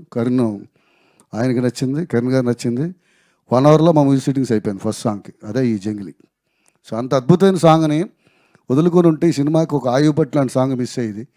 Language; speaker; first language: Telugu; native; Telugu